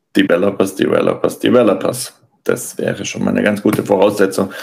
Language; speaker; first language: German; native; German